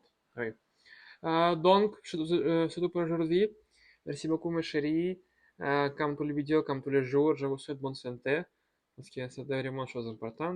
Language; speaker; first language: French; non-native, learner; Russian